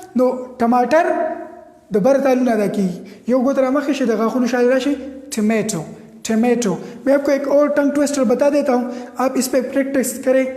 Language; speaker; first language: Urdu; non-native, local second language; Pashto